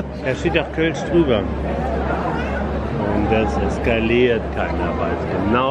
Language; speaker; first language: German; native; German